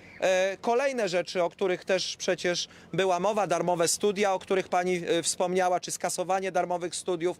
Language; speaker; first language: Polish; native; Polish